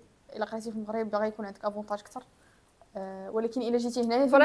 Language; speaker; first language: Arabic; native; Arabic